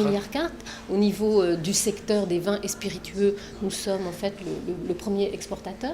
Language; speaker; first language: French; native; French